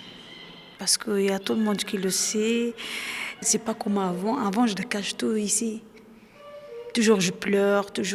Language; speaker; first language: French; non-native, learner; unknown